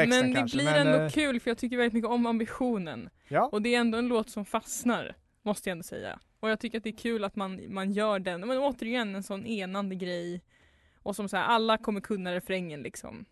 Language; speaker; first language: Swedish; native; Swedish